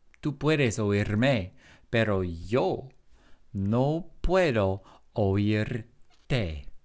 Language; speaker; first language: Spanish; non-native, fluent; English